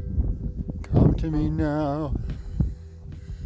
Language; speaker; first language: English; native; English